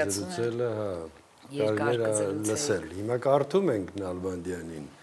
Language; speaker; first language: Armenian; native; Armenian